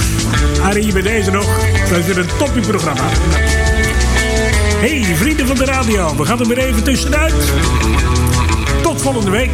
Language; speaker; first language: Dutch; native; Dutch